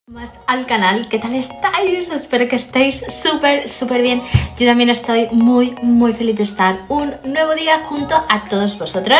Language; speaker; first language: Spanish; native; Spanish